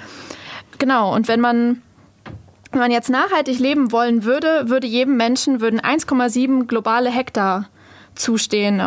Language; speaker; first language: German; native; German